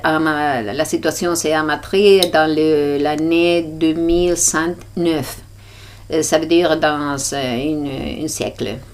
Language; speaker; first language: French; non-native, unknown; Spanish